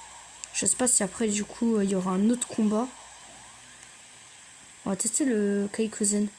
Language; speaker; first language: French; native; French